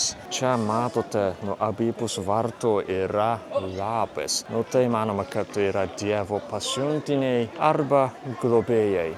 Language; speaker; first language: Lithuanian; non-native, fluent; Japanese